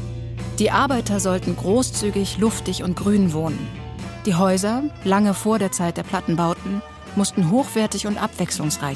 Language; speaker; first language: German; native; German